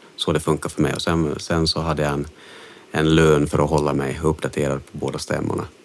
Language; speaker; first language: Swedish; native; Swedish